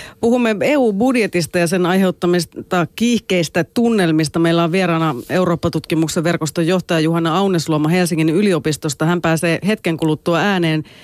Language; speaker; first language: Finnish; native; Finnish